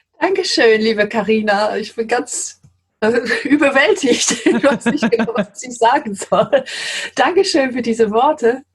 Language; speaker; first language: German; non-native, fluent; English